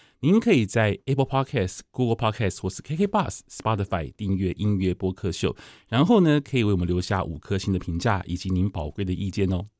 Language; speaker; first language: Chinese; native; Chinese